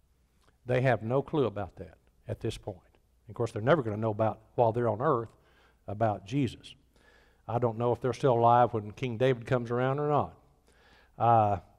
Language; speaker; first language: English; native; English